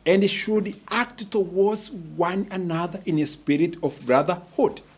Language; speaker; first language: English; non-native, local second language; Swahili